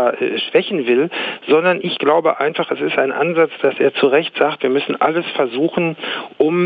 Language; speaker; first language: German; native; German